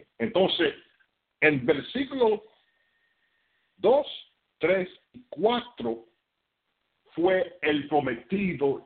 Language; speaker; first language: Spanish; non-native, fluent; English